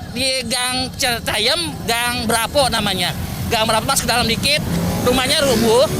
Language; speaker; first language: Indonesian; native; Indonesian